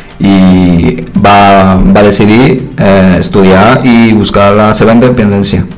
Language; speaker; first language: Catalan; early bilingual, other home language; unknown